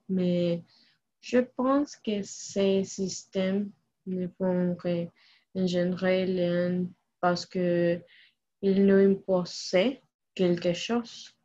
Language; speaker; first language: French; non-native, learner; Spanish